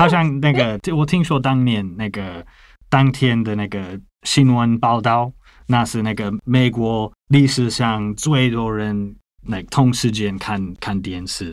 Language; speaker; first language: Chinese; non-native, fluent; English